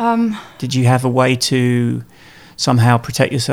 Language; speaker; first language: English; native; English